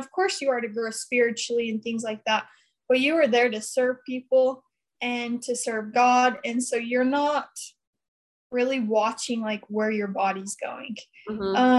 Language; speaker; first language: English; native; English